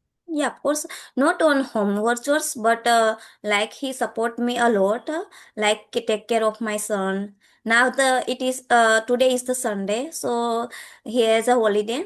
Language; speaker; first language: English; non-native, learner; Gujarati